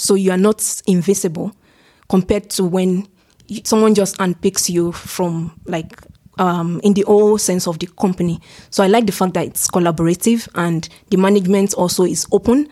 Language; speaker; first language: English; non-native, local second language; Yoruba